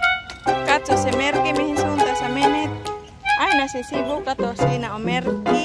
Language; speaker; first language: Finnish; non-native, fluent; Filipino